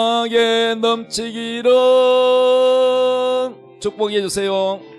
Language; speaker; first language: Korean; native; Korean